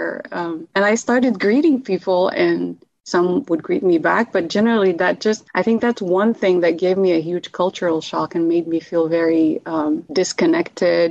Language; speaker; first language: English; non-native, fluent; Arabic